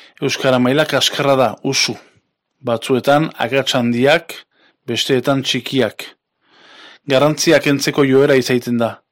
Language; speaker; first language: Basque; native; Basque